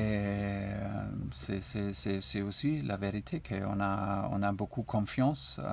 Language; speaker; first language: French; non-native, learner; German